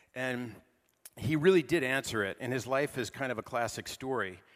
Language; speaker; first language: English; native; English